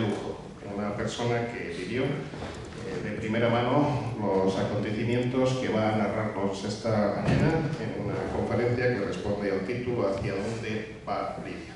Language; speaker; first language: Spanish; native; Spanish